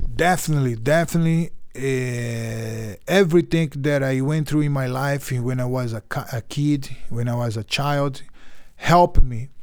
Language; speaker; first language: English; non-native, learner; Portuguese